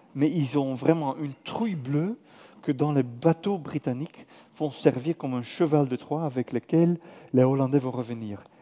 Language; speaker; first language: French; non-native, fluent; Dutch